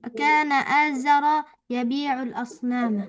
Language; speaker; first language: Arabic; non-native, learner; Bangla